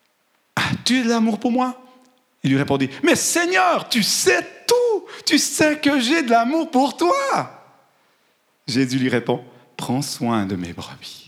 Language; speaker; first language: French; native; French